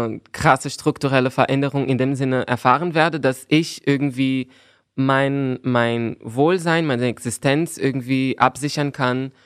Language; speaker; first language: German; non-native, fluent; Portuguese